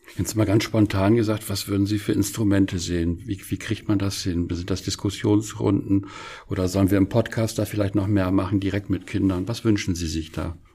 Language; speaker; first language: German; native; German